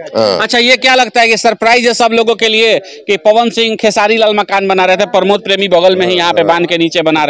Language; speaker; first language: Hindi; non-native, local second language; Bhojpuri